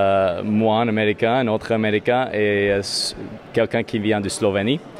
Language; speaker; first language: French; non-native, learner; English